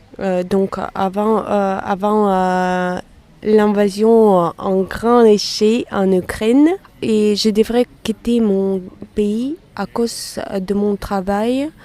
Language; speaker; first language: French; non-native, fluent; Russian